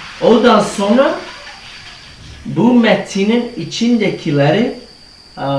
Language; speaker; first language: Turkish; non-native, fluent; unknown